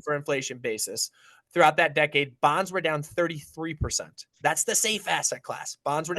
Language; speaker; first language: English; native; English